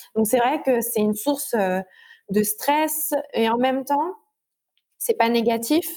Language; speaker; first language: French; native; French